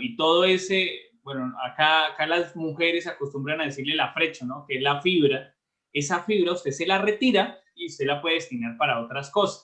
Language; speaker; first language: Spanish; native; Spanish